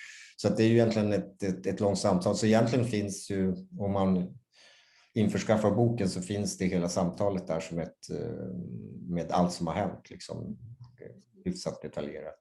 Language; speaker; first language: Swedish; native; Swedish